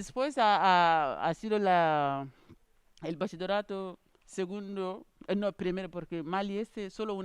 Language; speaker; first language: Spanish; non-native, learner; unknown